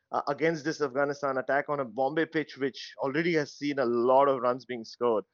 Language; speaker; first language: English; non-native, local second language; Tamil